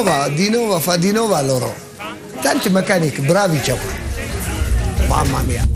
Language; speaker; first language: Italian; non-native, local second language; Tigrinya